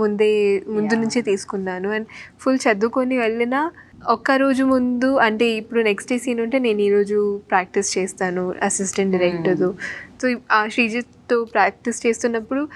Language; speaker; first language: Telugu; non-native, fluent; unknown